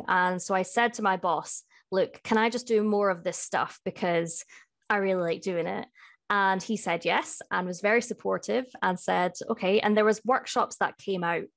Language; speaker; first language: English; native; English